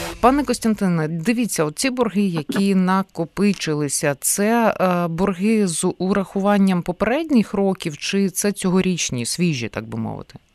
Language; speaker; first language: Ukrainian; native; Ukrainian